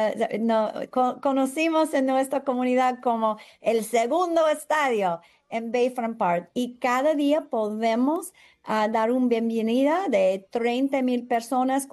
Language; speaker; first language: Spanish; non-native, learner; English